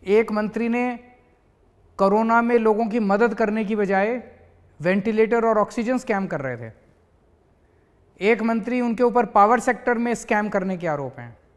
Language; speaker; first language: Hindi; native; Hindi